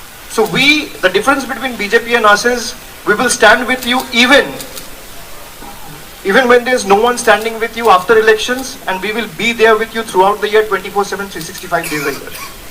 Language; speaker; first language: English; non-native, local second language; Bangla